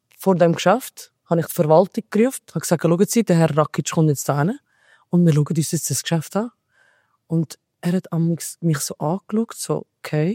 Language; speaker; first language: German; early bilingual, other home language; Albanian